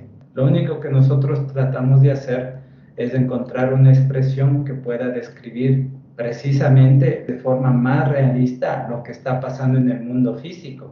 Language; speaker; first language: Spanish; native; Spanish